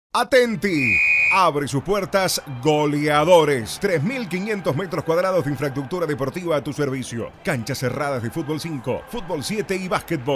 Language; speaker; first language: Spanish; native; Spanish